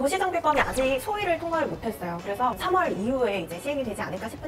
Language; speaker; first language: Korean; native; Korean